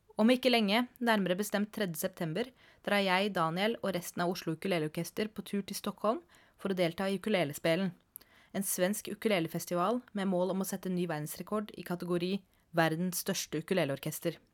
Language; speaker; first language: Norwegian; native; Norwegian